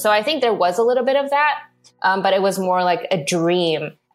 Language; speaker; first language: English; non-native, local second language; Cantonese